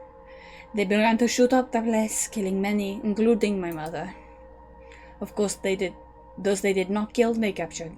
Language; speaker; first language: English; native; English